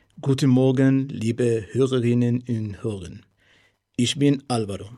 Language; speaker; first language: German; non-native, fluent; Spanish